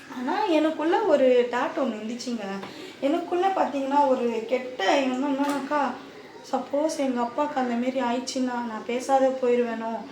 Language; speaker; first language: Tamil; native; Tamil